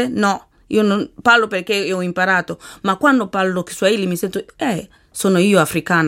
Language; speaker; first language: Italian; non-native, learner; Swahili